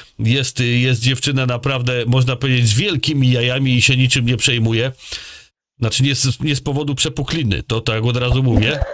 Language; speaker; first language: Polish; native; Polish